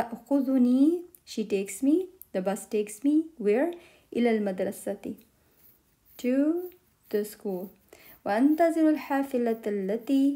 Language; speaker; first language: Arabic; non-native, fluent; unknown